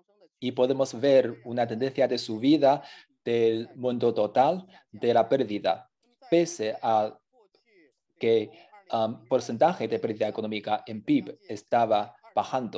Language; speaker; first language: Spanish; non-native, fluent; Chinese